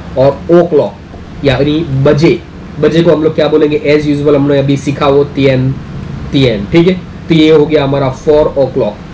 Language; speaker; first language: Hindi; native; Hindi